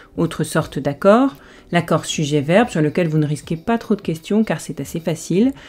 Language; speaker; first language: French; native; French